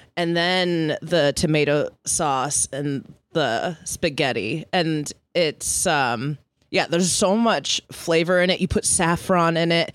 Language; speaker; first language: English; native; English